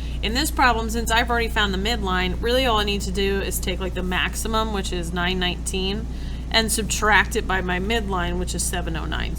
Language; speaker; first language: English; native; English